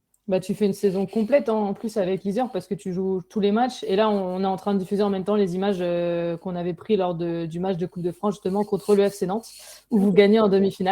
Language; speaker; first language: French; native; French